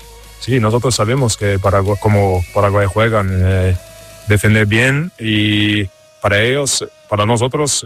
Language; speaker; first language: Spanish; non-native, learner; German